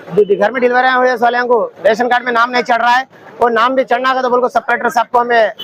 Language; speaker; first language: Hindi; non-native, local second language; Telugu